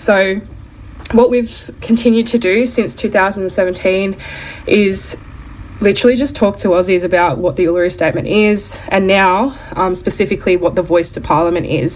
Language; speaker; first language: English; native; English